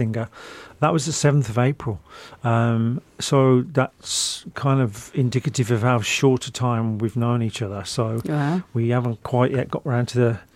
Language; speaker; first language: English; native; English